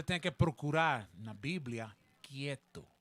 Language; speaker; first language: Portuguese; non-native, learner; Spanish